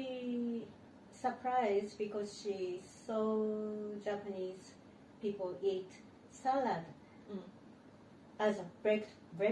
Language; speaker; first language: English; non-native, learner; Japanese